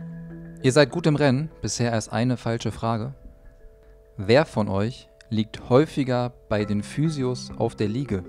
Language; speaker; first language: German; native; German